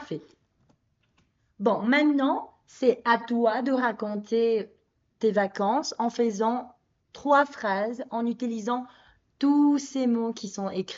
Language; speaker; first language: French; non-native, fluent; Spanish